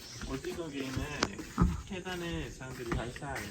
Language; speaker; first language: Korean; non-native, learner; Hungarian